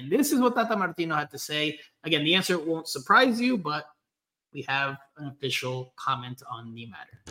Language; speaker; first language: English; early bilingual, other home language; Spanish